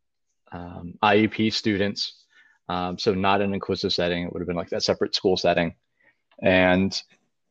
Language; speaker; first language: English; native; English